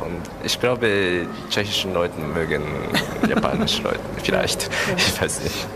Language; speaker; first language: German; non-native, fluent; Japanese